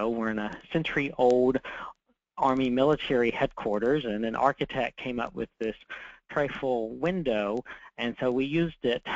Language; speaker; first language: English; native; English